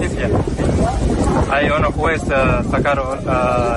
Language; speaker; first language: Spanish; non-native, learner; Arabic